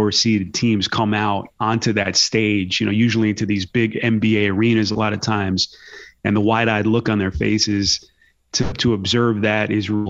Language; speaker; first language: English; native; English